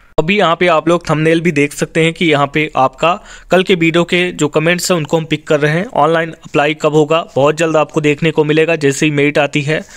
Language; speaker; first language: Hindi; native; Hindi